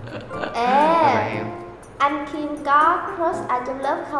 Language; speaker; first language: Vietnamese; native; Vietnamese